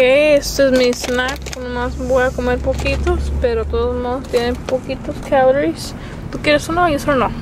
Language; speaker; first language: Spanish; early bilingual, other home language; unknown